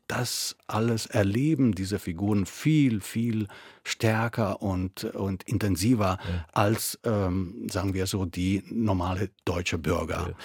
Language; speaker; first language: German; non-native, fluent; Italian